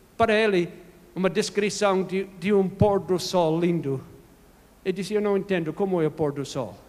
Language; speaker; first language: Portuguese; non-native, fluent; English